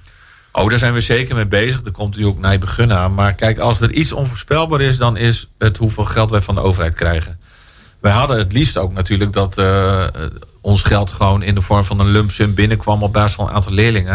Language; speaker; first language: Dutch; native; Dutch